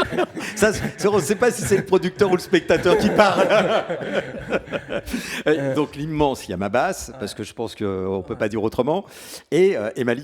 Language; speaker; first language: French; native; French